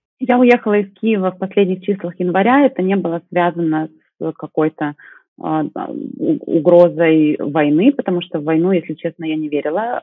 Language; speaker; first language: Russian; native; Russian